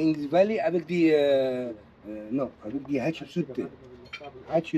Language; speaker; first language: French; non-native, learner; Arabic